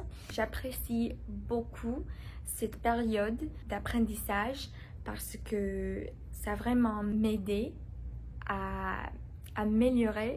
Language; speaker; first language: French; non-native, learner; English